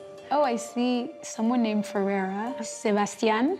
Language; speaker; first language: English; early bilingual, other home language; Spanish